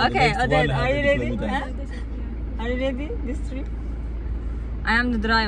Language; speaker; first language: English; non-native, learner; Turkish